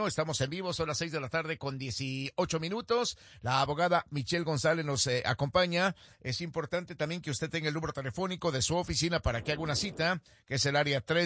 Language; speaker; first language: Spanish; native; Spanish